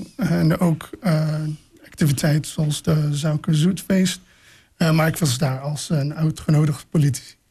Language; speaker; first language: Dutch; non-native, fluent; English